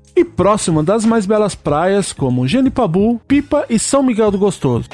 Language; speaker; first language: Portuguese; native; Portuguese